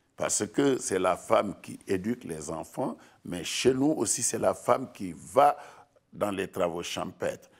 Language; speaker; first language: French; non-native, local second language; Wolof